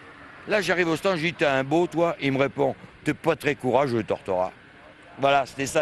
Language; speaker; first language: French; native; French